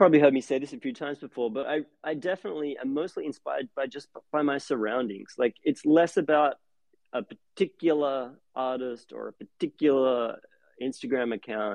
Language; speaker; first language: English; native; English